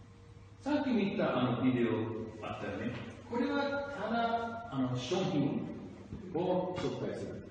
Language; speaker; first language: Japanese; non-native, fluent; English